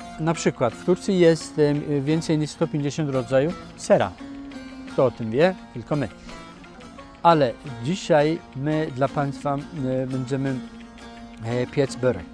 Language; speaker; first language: Polish; non-native, fluent; Turkish